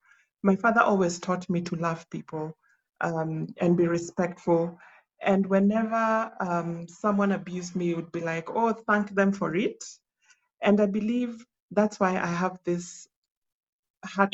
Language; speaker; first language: English; non-native, local second language; Luo (Kenya and Tanzania)